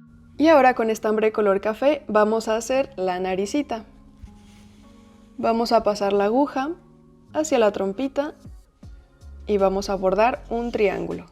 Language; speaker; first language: Spanish; native; Spanish